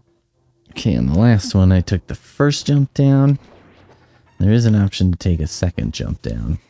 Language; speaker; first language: English; native; English